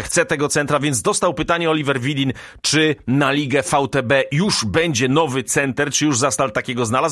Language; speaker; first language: Polish; native; Polish